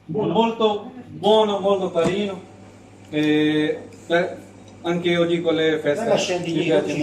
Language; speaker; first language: Italian; non-native, learner; Urdu